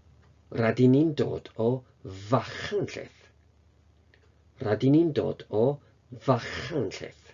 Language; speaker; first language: Welsh; non-native, fluent; Japanese